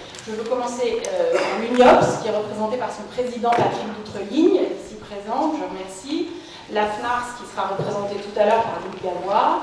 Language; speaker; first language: French; native; French